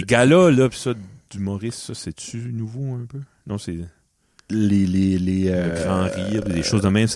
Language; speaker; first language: French; native; French